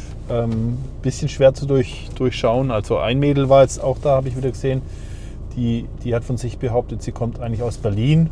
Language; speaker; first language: German; native; German